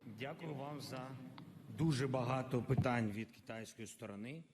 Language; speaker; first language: Ukrainian; non-native, local second language; Russian